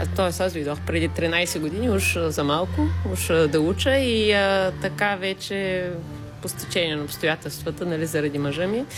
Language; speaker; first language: Bulgarian; native; Bulgarian